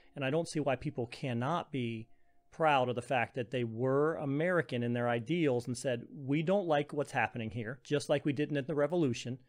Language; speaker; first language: English; native; English